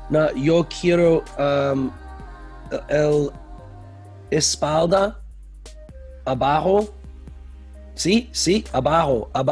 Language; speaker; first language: Spanish; non-native, learner; English